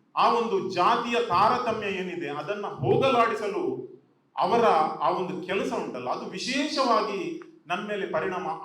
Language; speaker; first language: Kannada; non-native, local second language; Tulu